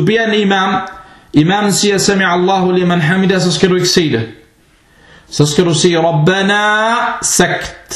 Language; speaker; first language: Danish; non-native, fluent; Arabic